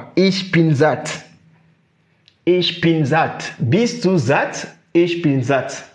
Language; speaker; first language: German; non-native, fluent; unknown